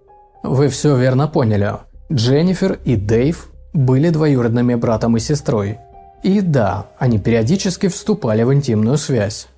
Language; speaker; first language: Russian; native; Russian